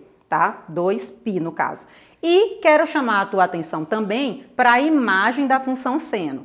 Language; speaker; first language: Portuguese; native; Portuguese